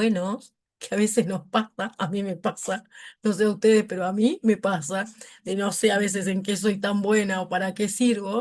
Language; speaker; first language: Spanish; native; Spanish